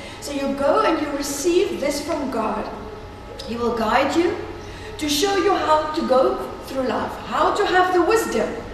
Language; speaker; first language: English; non-native, local second language; Afrikaans